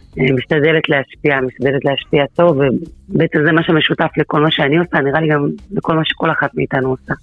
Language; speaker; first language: Hebrew; early bilingual, other home language; Russian